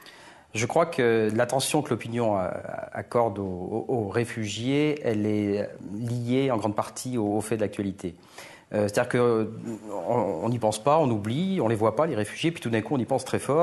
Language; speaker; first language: French; native; French